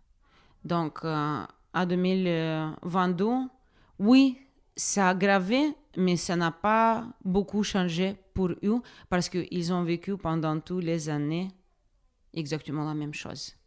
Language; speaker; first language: French; non-native, fluent; Russian